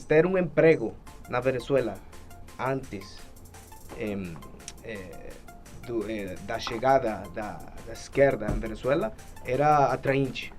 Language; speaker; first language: Portuguese; non-native, fluent; Spanish